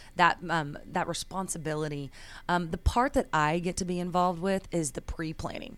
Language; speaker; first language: English; native; English